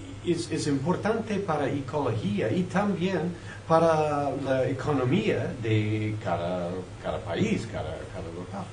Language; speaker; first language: Spanish; non-native, fluent; French